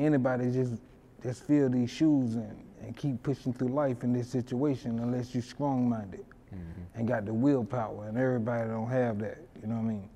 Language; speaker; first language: English; native; English